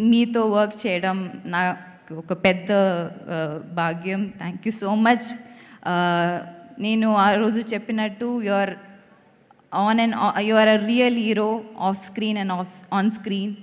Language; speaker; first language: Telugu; non-native, learner; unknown